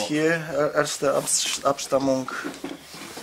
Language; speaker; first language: German; non-native, learner; Polish